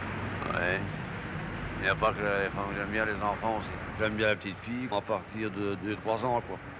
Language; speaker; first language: French; native; French